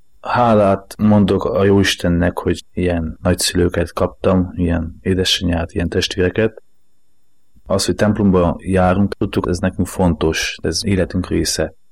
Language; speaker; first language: Hungarian; native; Hungarian